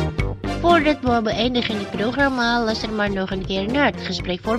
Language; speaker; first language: Dutch; non-native, fluent; Indonesian